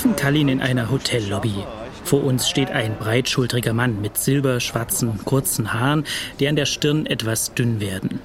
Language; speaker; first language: German; native; German